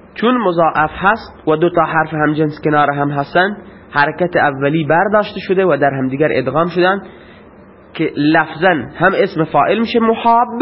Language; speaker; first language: Persian; non-native, local second language; Baluchi